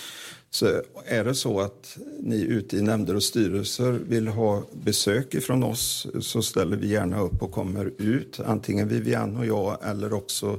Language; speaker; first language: Swedish; native; Swedish